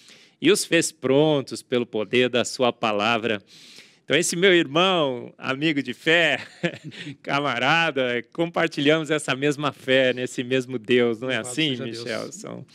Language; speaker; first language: Portuguese; native; Portuguese